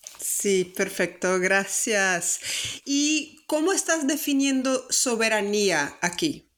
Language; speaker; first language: Spanish; non-native, fluent; Portuguese